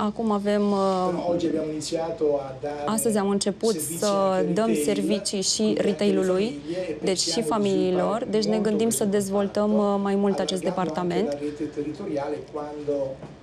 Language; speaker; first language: Romanian; non-native, fluent; Italian